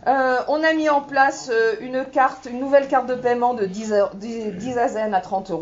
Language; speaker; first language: French; native; French